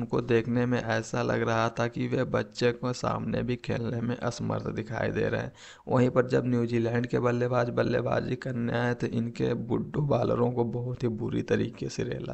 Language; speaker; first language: Hindi; native; Hindi